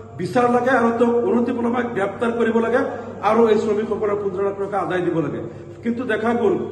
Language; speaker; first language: Assamese; non-native, local second language; Bangla